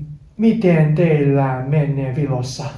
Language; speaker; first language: Finnish; non-native, learner; Chinese